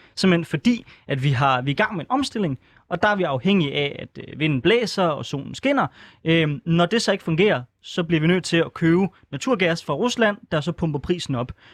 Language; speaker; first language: Danish; native; Danish